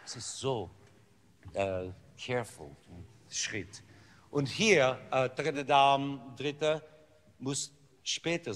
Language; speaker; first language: German; non-native, fluent; English